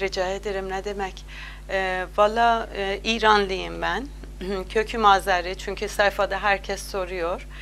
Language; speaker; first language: Turkish; non-native, learner; Azerbaijani